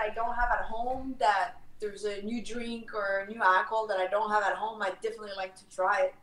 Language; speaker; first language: English; non-native, fluent; French